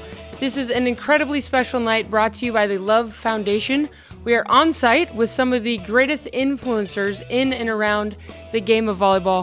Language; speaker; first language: English; native; English